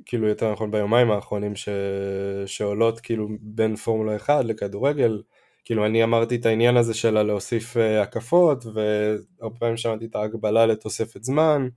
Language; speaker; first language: Hebrew; native; Hebrew